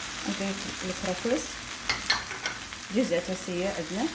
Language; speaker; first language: Arabic; native; Arabic